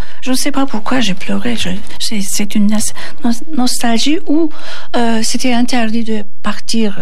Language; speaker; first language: French; non-native, learner; Turkish